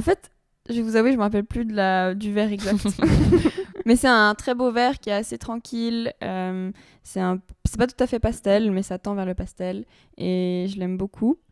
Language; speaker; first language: French; native; French